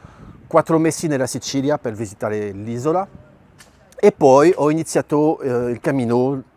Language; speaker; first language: Italian; non-native, fluent; French